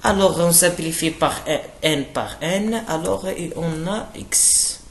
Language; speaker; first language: French; non-native, local second language; Arabic